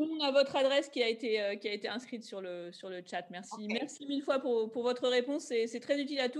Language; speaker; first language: French; native; French